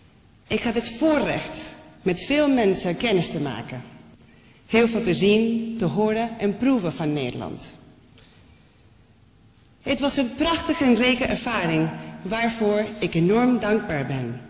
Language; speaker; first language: Dutch; non-native, fluent; Spanish